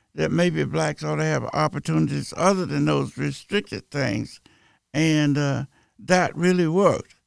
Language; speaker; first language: English; native; English